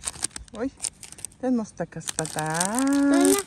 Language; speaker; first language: Swedish; non-native, learner; Mongolian